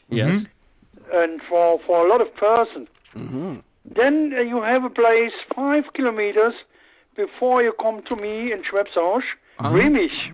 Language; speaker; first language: English; non-native, learner; Luxembourgish